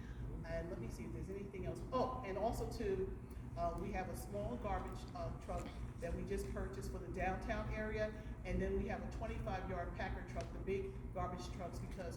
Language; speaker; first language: English; native; English